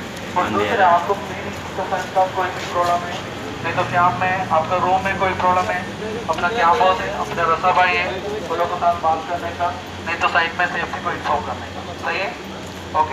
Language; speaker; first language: Hindi; non-native, local second language; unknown